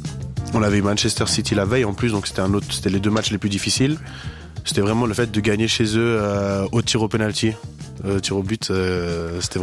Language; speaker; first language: French; native; French